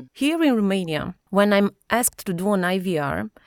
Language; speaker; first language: English; non-native, fluent; Romanian